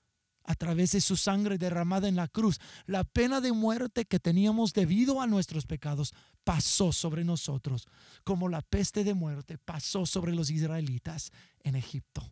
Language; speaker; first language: Spanish; non-native, fluent; English